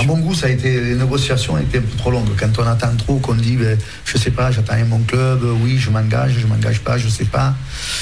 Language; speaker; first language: French; native; French